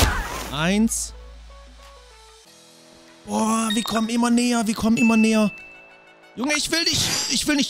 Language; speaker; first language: German; native; German